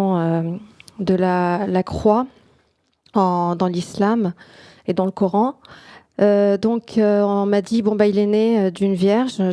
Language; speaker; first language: French; non-native, local second language; Arabic